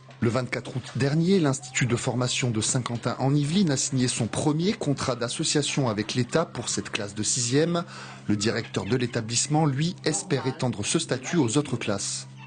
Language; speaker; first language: French; native; French